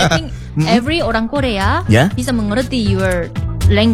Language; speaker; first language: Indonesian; non-native, learner; Korean